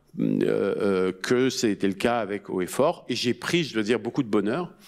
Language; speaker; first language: French; native; French